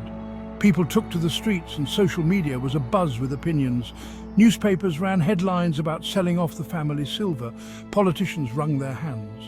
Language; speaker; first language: English; native; English